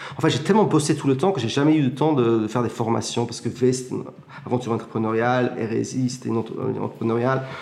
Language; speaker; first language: French; early bilingual, heritage; French